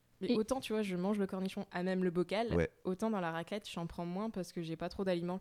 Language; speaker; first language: French; native; French